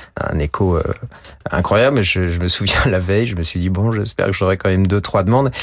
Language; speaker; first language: French; native; French